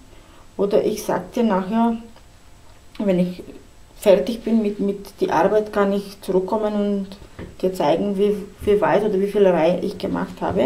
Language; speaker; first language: German; non-native, fluent; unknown